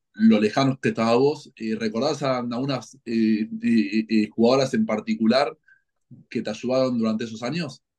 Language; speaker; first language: Spanish; native; Spanish